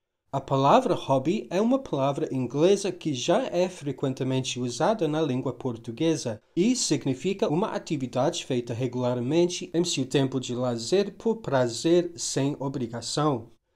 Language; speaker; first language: Portuguese; non-native, fluent; English